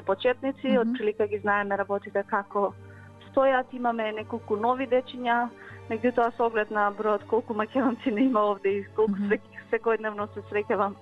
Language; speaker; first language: Macedonian; native; Macedonian